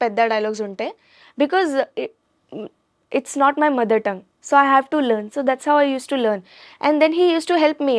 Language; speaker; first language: Telugu; non-native, learner; Hindi